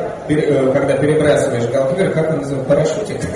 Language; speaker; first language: Russian; native; Russian